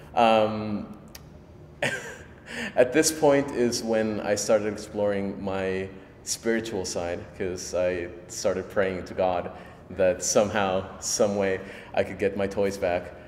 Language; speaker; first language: English; early bilingual, other home language; Spanish